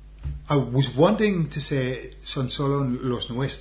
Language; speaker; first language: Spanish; non-native, learner; English